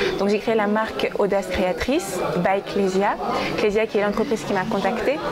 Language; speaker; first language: French; early bilingual, other home language; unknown